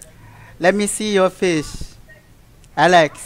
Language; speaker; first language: English; non-native, local second language; Malay